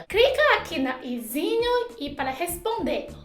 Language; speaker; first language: Portuguese; non-native, fluent; Chinese